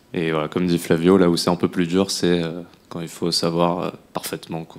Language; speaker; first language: French; native; French